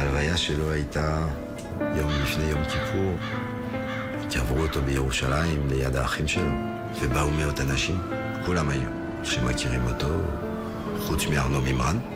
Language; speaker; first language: Hebrew; non-native, fluent; French